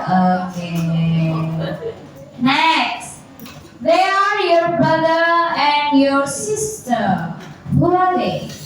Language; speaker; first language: English; non-native, learner; Indonesian